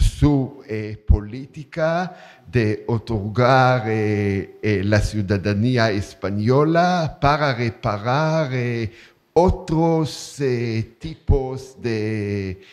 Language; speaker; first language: Spanish; non-native, learner; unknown